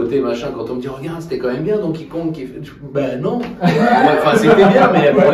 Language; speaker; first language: French; native; French